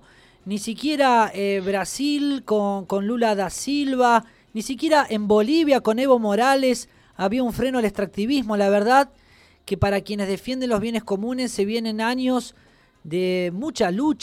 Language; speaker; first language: Spanish; native; Spanish